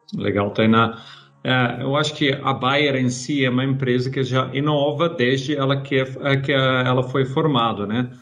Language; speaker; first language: Portuguese; non-native, fluent; Dutch